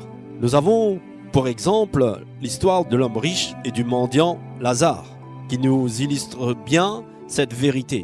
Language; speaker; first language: French; native; French